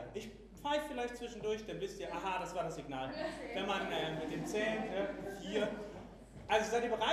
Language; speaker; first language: German; native; German